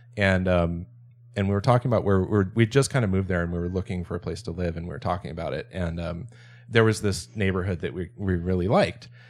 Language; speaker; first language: English; native; English